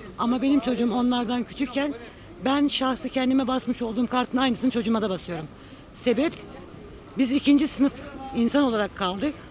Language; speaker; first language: Turkish; native; Turkish